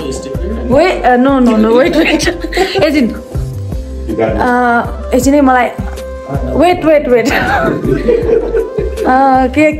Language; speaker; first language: English; non-native, learner; Nepali